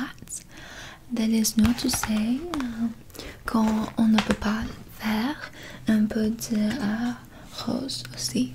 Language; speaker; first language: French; non-native, learner; English